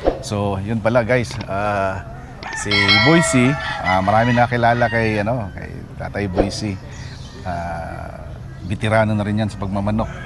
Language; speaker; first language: Filipino; non-native, local second language; Cebuano